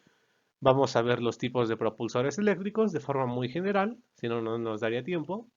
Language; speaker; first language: Spanish; native; Spanish